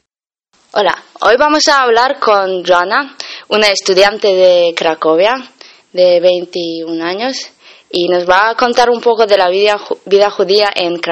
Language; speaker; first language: Spanish; non-native, fluent; Polish